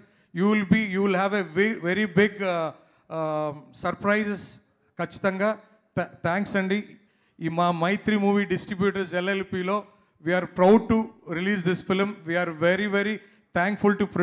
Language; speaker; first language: Telugu; native; Telugu